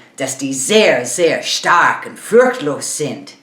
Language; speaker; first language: German; non-native, learner; English